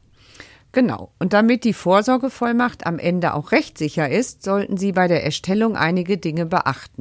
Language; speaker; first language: German; native; German